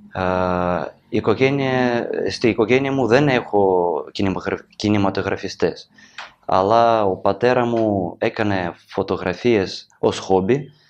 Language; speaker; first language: Greek; non-native, learner; Ukrainian